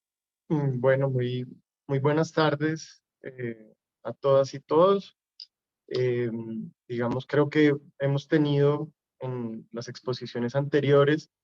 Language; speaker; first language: Spanish; native; Spanish